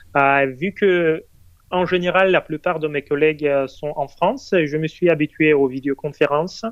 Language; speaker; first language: French; non-native, fluent; Russian